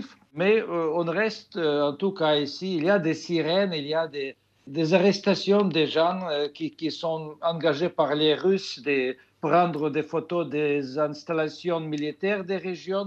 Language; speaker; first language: French; non-native, fluent; Russian